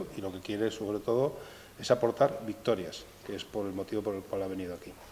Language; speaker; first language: Spanish; native; Spanish